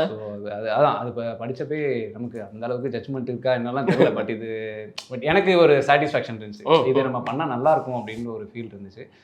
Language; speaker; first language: Tamil; native; Tamil